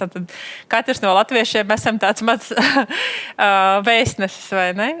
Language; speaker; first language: Latvian; native; Latvian